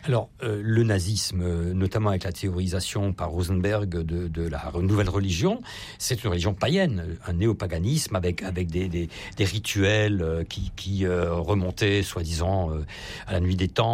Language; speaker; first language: French; native; French